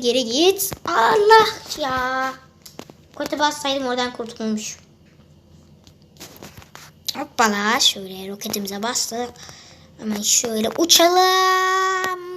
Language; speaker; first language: Turkish; native; Turkish